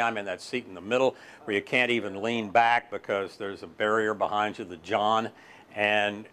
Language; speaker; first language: English; native; English